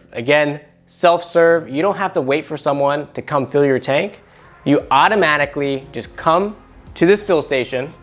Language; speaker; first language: English; native; English